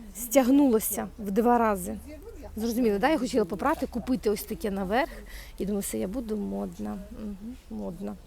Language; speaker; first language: Ukrainian; native; Ukrainian